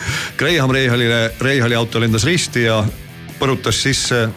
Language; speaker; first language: Estonian; native; Estonian